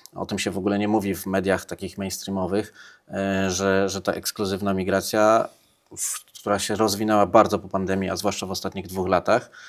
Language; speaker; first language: Polish; native; Polish